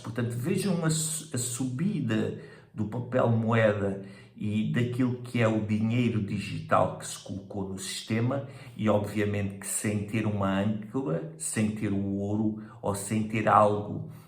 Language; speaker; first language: Portuguese; native; Portuguese